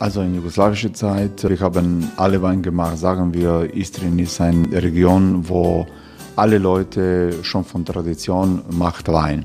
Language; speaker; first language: German; non-native, learner; Croatian